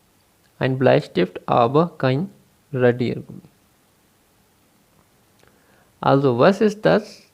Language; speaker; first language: German; non-native, fluent; Urdu